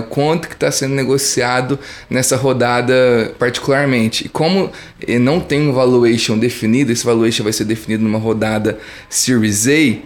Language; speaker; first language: Portuguese; native; Portuguese